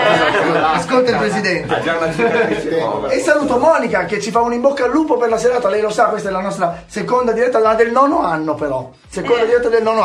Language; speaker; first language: Italian; native; Italian